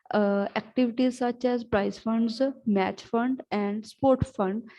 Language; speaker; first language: English; non-native, local second language; Punjabi